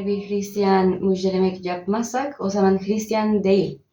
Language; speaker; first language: Turkish; non-native, learner; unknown